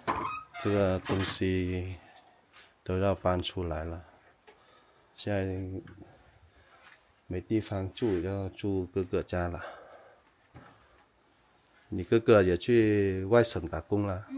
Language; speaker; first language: Chinese; non-native, learner; Vietnamese